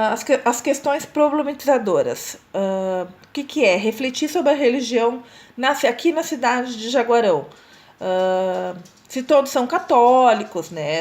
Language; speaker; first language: Portuguese; native; Portuguese